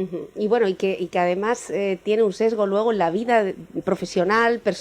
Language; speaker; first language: Spanish; native; Spanish